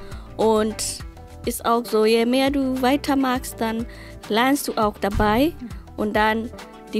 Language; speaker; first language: German; non-native, learner; Swahili